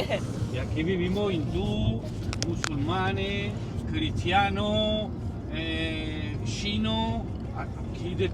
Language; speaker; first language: Spanish; non-native, local second language; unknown